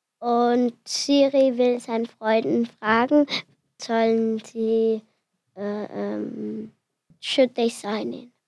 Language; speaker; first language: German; non-native, learner; Finnish